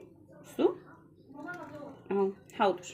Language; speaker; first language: Arabic; native; Arabic